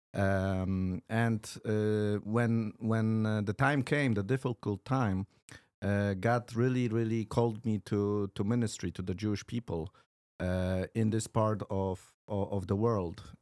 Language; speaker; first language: English; non-native, fluent; Polish